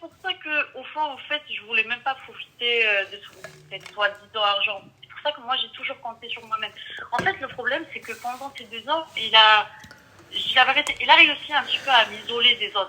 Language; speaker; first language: French; early bilingual, other home language; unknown